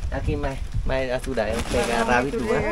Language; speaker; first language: Portuguese; non-native, learner; Vietnamese